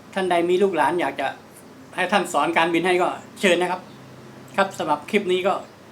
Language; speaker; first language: Thai; non-native, local second language; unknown